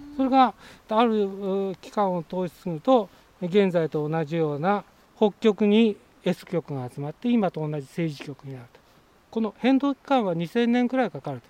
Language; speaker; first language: Japanese; native; Japanese